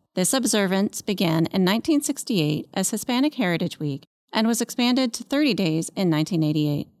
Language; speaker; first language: English; native; English